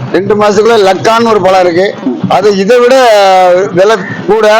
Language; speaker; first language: Tamil; native; Tamil